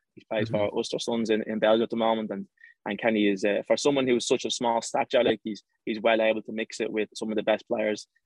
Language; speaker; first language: English; native; English